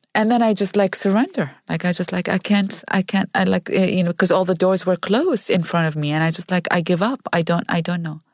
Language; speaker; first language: English; non-native, fluent; Arabic